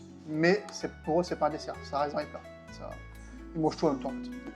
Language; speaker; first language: French; native; French